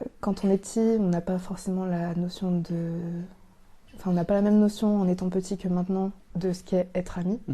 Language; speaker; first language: French; native; French